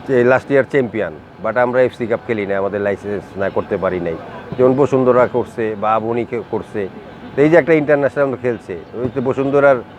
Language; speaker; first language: Bangla; native; Bangla